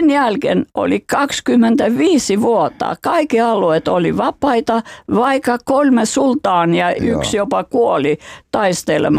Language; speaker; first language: Finnish; non-native, fluent; Albanian